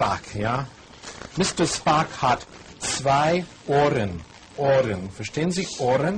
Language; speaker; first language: German; non-native, fluent; English